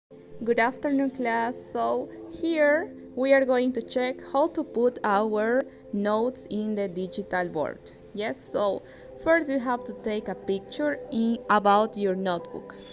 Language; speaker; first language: English; non-native, learner; Spanish